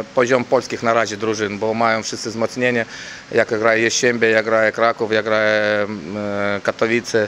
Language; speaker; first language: Polish; non-native, learner; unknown